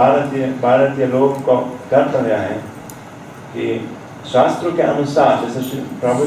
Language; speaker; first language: Hindi; non-native, fluent; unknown